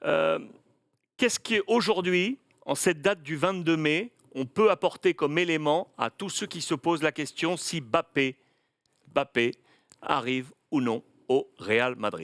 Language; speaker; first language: French; native; French